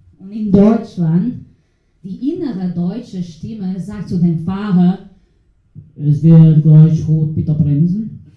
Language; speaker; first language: German; non-native, learner; Portuguese